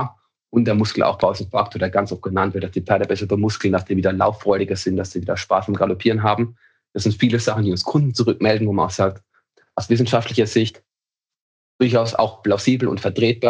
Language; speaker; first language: German; native; German